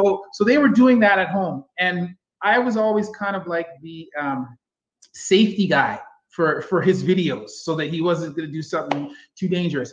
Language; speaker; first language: English; native; English